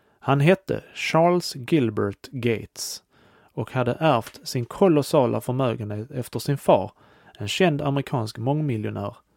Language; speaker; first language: Swedish; native; Swedish